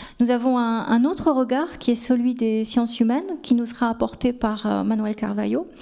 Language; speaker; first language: French; native; French